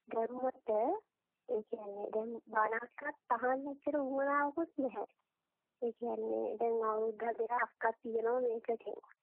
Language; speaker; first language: Sinhala; native; Sinhala